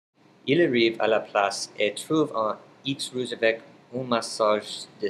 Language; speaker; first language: French; non-native, learner; English